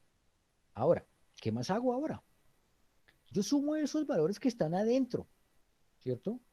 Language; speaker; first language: Spanish; native; Spanish